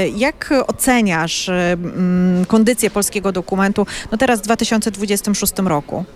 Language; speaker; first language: Polish; native; Polish